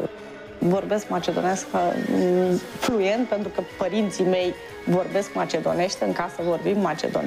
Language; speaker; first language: Romanian; non-native, local second language; Macedonian